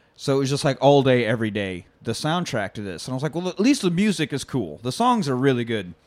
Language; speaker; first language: English; native; English